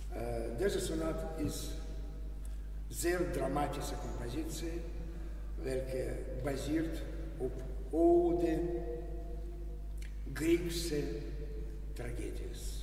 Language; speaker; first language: Dutch; non-native, learner; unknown